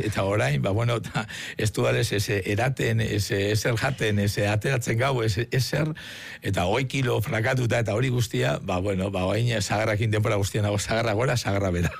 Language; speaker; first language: Basque; native; Basque